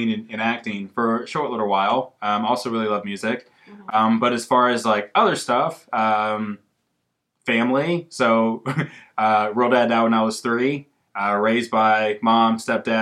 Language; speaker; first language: English; native; English